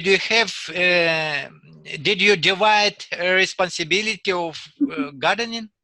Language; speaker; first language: English; non-native, learner; Russian